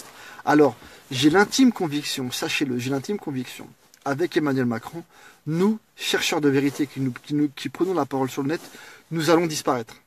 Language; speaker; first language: French; native; French